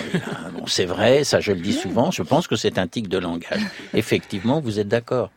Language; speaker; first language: French; native; French